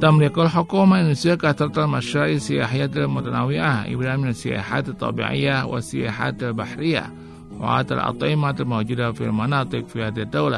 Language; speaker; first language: Arabic; non-native, fluent; Indonesian